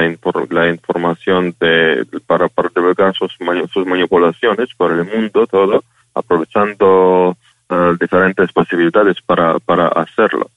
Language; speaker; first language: Spanish; non-native, fluent; Ukrainian